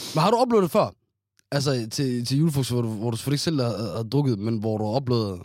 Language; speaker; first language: Danish; non-native, fluent; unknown